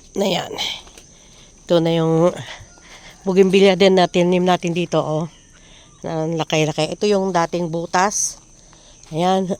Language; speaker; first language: Filipino; non-native, local second language; Iloko